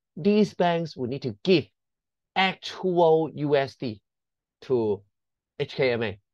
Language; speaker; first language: English; non-native, local second language; Cantonese